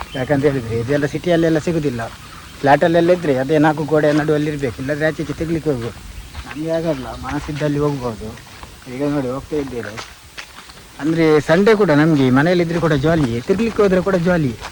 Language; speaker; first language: Kannada; non-native, local second language; Tulu